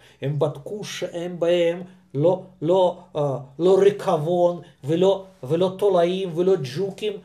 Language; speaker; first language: Hebrew; non-native, fluent; Russian